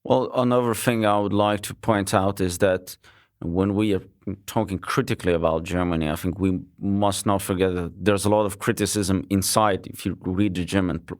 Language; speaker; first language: English; non-native, fluent; Lithuanian